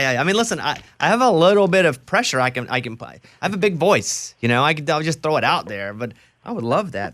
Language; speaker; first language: English; native; English